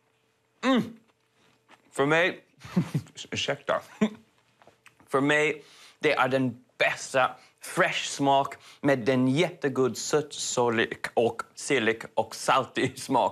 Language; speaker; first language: Swedish; non-native, learner; English